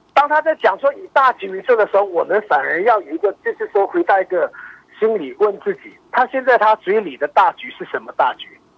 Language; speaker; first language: Chinese; native; Chinese